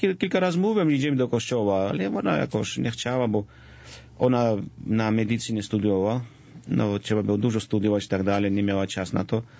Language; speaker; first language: Polish; non-native, fluent; Georgian